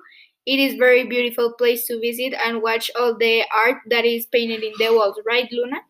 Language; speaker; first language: English; non-native, fluent; Spanish